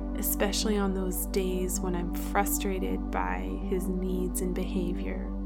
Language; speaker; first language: English; native; English